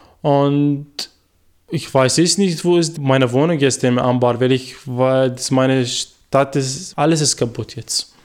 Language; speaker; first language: German; non-native, learner; Arabic